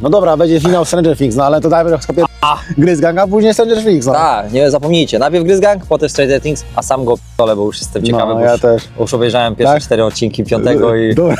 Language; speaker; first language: Polish; native; Polish